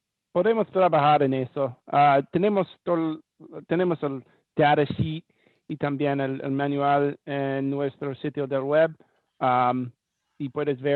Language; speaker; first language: Spanish; non-native, learner; English